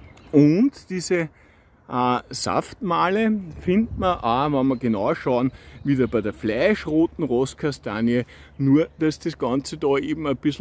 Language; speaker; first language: German; native; German